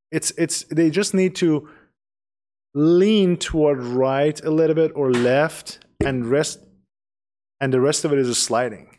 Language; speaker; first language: English; non-native, fluent; Persian